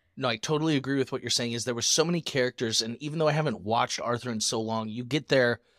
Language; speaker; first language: English; native; English